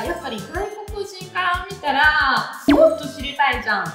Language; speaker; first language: Japanese; non-native, fluent; Italian